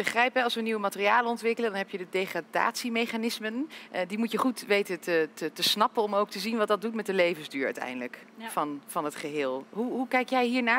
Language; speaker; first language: Dutch; native; Dutch